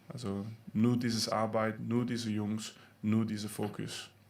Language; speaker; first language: German; non-native, fluent; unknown